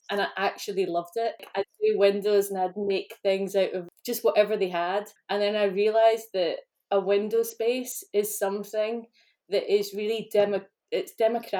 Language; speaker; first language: English; native; English